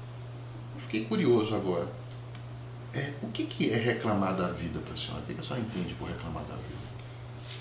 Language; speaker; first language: Portuguese; native; Portuguese